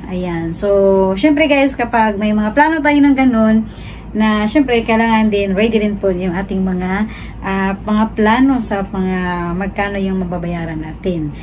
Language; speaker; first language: Filipino; native; Filipino